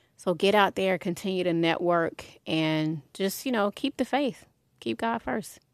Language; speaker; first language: English; native; English